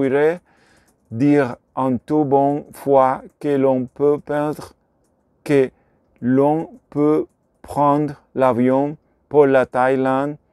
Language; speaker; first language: French; non-native, learner; Spanish